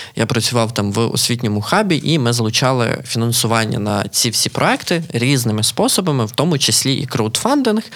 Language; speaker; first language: Ukrainian; native; Ukrainian